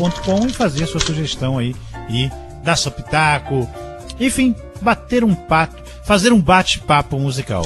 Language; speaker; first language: Portuguese; native; Portuguese